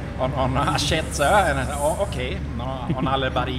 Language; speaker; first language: French; non-native, learner; Swedish